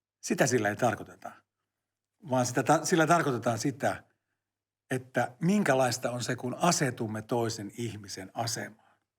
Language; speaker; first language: Finnish; native; Finnish